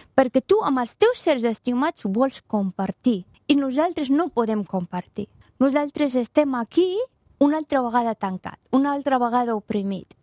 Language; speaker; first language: Catalan; non-native, fluent; Persian